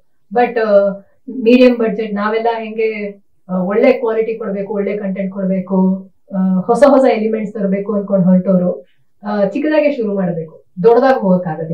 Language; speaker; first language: Kannada; native; Kannada